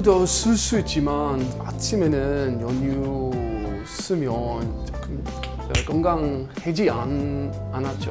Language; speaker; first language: Korean; non-native, learner; English